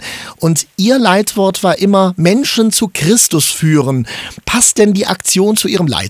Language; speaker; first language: German; native; German